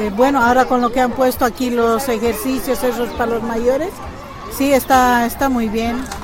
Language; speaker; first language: Spanish; native; Spanish